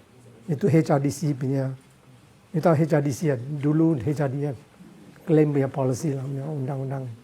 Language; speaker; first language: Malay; non-native, local second language; Cantonese